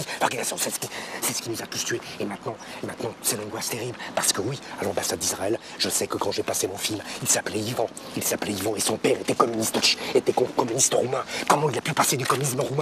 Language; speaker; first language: French; native; French